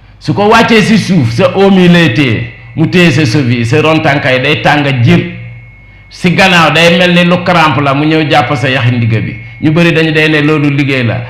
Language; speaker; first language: Wolof; non-native, local second language; Jola-Fonyi